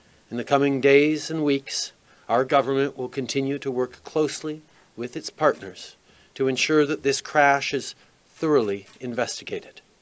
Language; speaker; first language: English; native; English